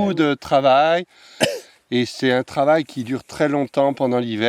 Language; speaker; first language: French; native; French